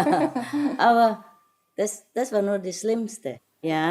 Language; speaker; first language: German; non-native, fluent; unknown